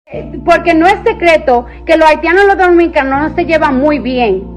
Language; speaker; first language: Spanish; early bilingual, heritage; Spanish